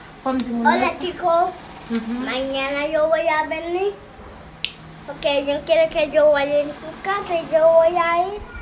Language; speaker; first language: Spanish; non-native, learner; Haitian Creole